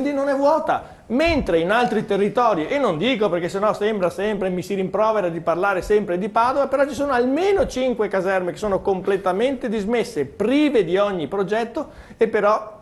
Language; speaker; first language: Italian; native; Italian